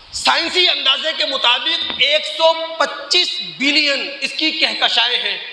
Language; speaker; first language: Urdu; native; Urdu